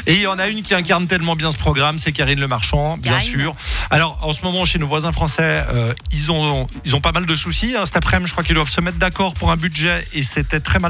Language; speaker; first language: French; native; French